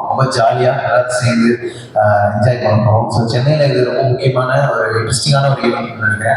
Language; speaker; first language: Tamil; native; Tamil